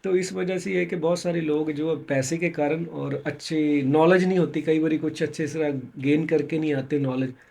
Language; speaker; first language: Hindi; non-native, local second language; Punjabi